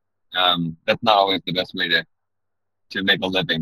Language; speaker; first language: English; native; English